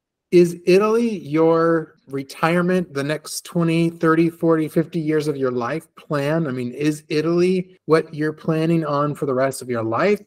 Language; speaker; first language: English; native; English